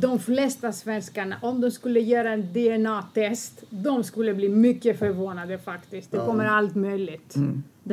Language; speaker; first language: Swedish; non-native, fluent; Greek